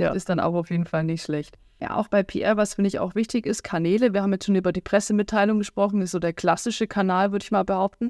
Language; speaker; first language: German; native; German